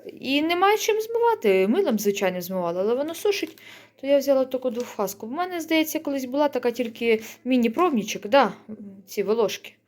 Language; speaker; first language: Ukrainian; non-native, local second language; Russian